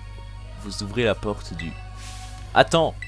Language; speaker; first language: French; native; French